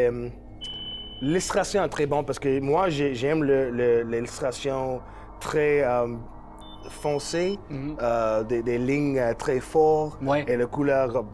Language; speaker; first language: French; non-native, learner; English